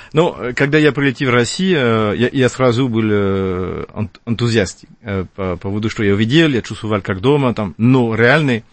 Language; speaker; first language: Russian; non-native, fluent; French